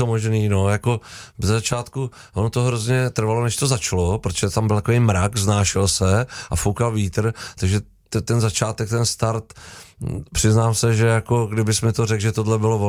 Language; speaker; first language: Czech; native; Czech